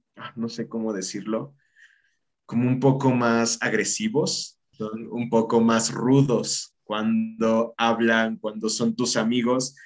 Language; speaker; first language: Spanish; native; Spanish